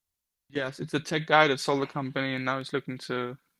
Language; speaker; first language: English; non-native, fluent; Danish